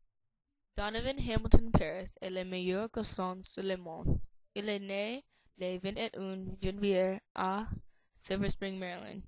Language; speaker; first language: French; non-native, learner; English